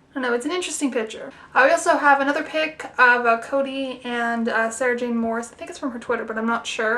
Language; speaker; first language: English; native; English